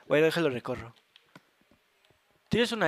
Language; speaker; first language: Spanish; native; Spanish